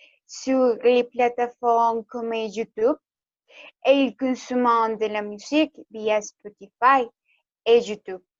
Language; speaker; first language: French; non-native, learner; Spanish